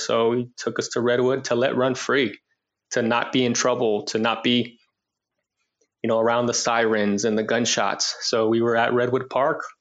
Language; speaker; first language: English; native; English